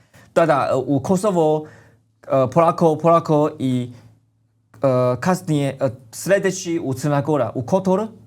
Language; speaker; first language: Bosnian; non-native, learner; Chinese